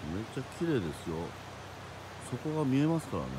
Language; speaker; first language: Japanese; native; Japanese